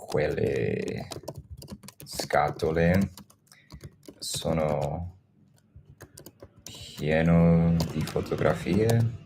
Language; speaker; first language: Italian; non-native, learner; English